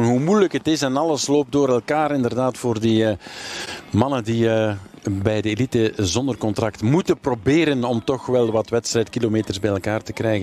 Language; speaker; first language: Dutch; native; Dutch